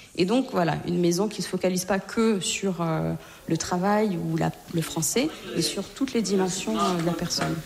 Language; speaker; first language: French; native; French